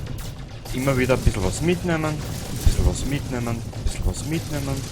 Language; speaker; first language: German; native; German